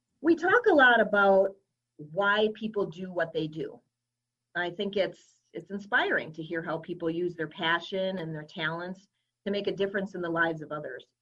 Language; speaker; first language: English; native; English